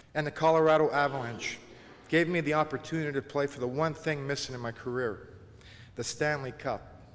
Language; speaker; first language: English; non-native, local second language; French